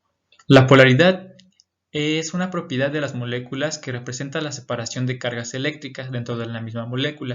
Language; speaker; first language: Spanish; native; Spanish